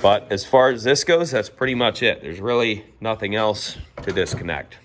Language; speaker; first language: English; native; English